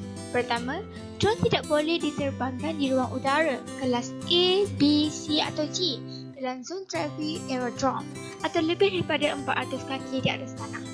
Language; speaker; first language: Malay; native; Malay